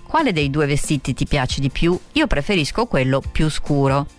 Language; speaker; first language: Italian; native; Italian